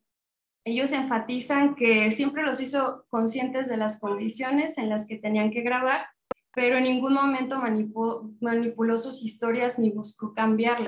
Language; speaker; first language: Spanish; native; Spanish